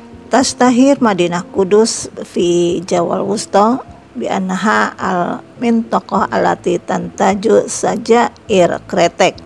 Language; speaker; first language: Arabic; non-native, fluent; Indonesian